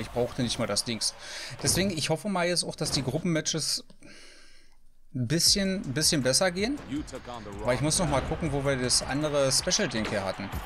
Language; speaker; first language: German; native; German